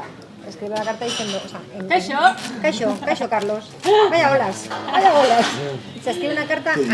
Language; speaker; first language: Spanish; native; Spanish